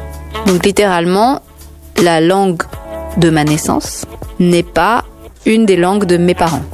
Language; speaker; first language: French; native; French